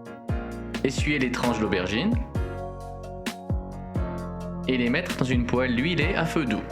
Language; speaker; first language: French; native; French